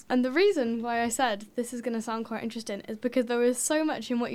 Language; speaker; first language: English; native; English